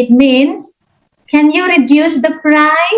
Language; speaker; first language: English; non-native, fluent; Indonesian